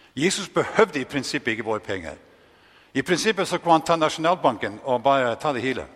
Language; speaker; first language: Norwegian; native; Norwegian